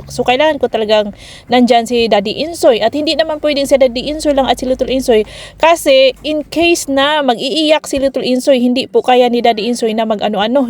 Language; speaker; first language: Filipino; non-native, local second language; Cebuano